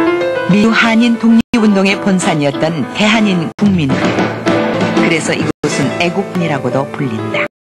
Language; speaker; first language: Korean; native; Korean